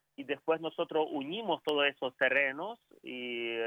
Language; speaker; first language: Spanish; non-native, fluent; Ukrainian